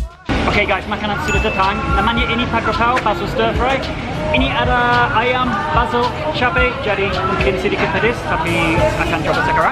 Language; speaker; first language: Indonesian; non-native, fluent; English